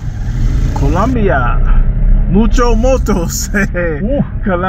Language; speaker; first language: Spanish; non-native, learner; English